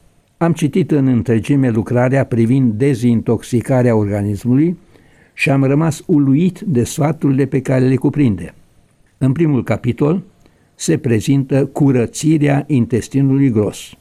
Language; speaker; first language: Romanian; native; Romanian